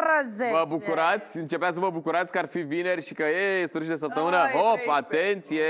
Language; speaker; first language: Romanian; native; Romanian